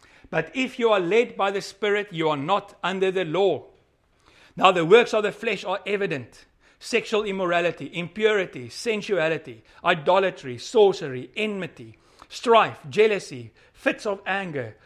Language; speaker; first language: English; non-native, local second language; Afrikaans